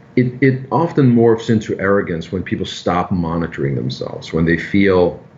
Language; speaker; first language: English; non-native, fluent; German